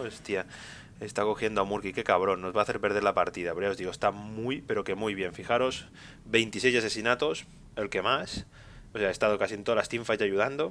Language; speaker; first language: Spanish; native; Spanish